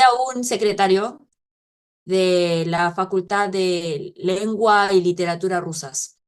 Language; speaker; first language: Spanish; non-native, fluent; Korean